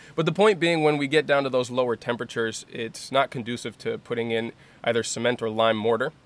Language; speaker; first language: English; native; English